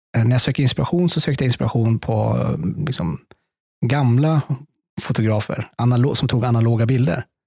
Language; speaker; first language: Swedish; early bilingual, other home language; Persian